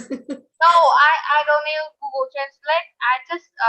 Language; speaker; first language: English; non-native, learner; Vietnamese